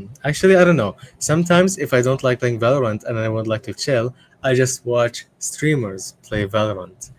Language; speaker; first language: English; non-native, fluent; Arabic